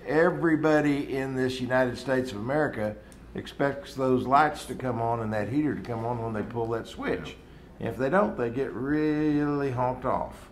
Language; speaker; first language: English; native; English